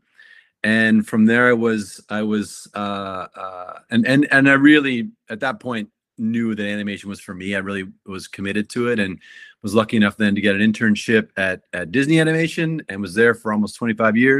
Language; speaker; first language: English; native; English